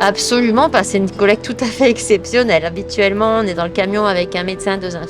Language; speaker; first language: French; native; French